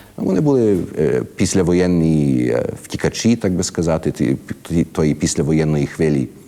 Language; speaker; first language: Ukrainian; early bilingual, heritage; Ukrainian